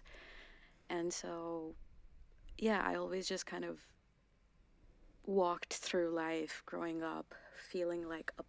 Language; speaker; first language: English; non-native, local second language; Garhwali